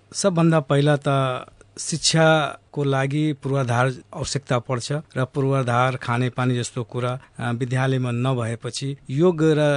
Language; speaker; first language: Nepali; non-native, local second language; Awadhi